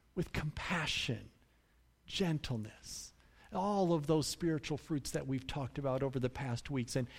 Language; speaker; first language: English; native; English